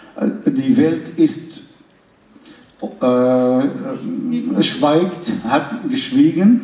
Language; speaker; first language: German; non-native, fluent; Kurdish